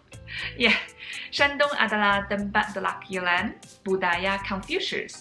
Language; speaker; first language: Indonesian; non-native, fluent; Chinese